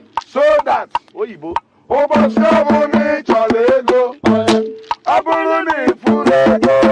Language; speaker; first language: Igbo; native; Igbo